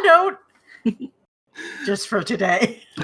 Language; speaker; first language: English; native; English